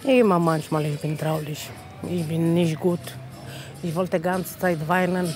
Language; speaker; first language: German; non-native, learner; Polish